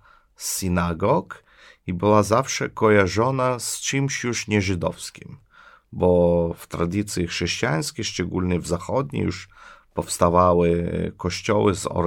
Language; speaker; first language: Polish; non-native, fluent; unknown